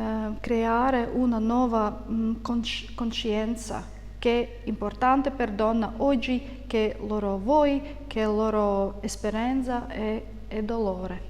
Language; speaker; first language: Italian; non-native, learner; Latvian